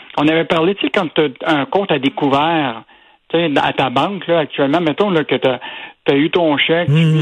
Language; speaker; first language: French; native; French